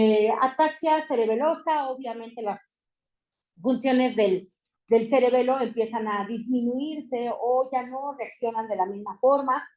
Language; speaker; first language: Spanish; native; Spanish